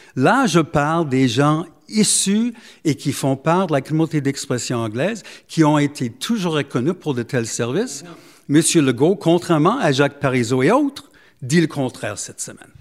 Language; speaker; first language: French; non-native, local second language; English